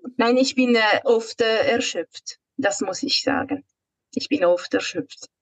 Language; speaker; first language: German; non-native, local second language; Italian